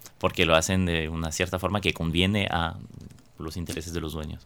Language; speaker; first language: Spanish; non-native, fluent; French